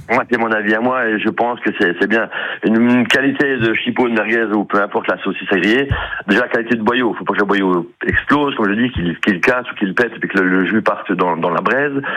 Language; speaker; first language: French; native; French